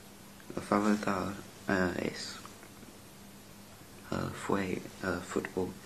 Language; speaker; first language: Spanish; non-native, learner; English